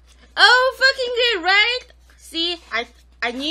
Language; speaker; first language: English; non-native, local second language; Korean